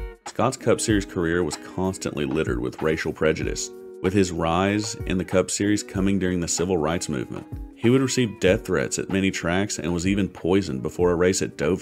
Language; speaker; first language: English; native; English